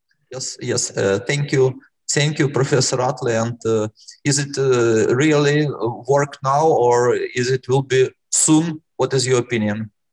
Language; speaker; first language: English; non-native, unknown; Russian